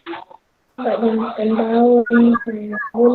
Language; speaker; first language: Malay; native; Malay